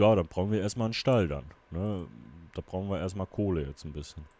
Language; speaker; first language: German; native; German